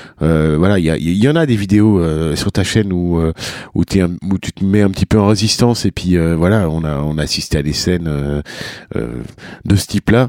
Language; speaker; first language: French; native; French